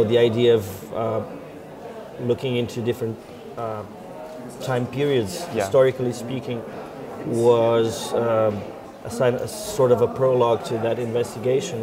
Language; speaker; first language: English; non-native, fluent; Portuguese